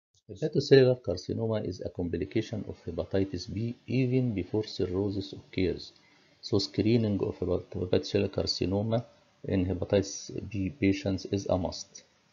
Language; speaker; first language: English; non-native, fluent; Arabic